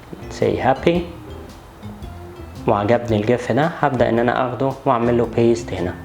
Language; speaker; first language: Arabic; native; Arabic